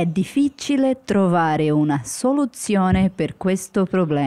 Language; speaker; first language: Italian; non-native, learner; Portuguese